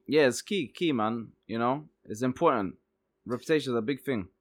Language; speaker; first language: English; early bilingual, other home language; Arabic